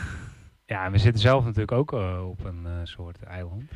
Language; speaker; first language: Dutch; native; Dutch